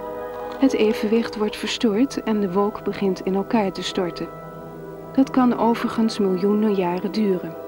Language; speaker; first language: Dutch; native; Dutch